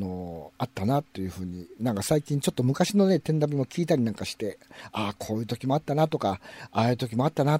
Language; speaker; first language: Japanese; native; Japanese